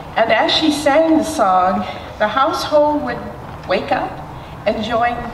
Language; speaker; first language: English; native; English